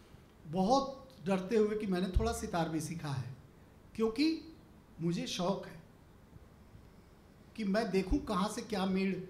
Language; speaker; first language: Hindi; native; Hindi